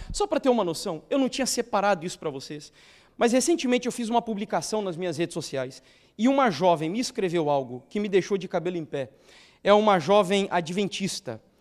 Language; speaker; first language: Portuguese; native; Portuguese